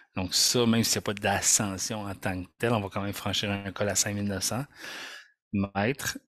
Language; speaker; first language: French; native; French